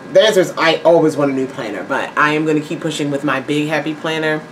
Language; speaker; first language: English; native; English